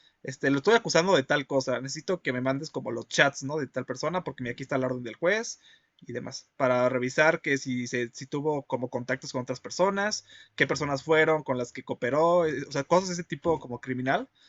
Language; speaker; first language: Spanish; native; Spanish